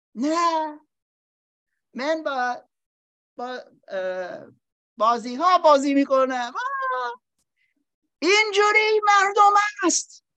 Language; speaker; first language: Persian; non-native, learner; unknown